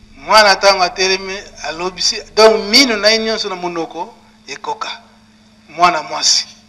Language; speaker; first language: Lingala; non-native, local second language; Kongo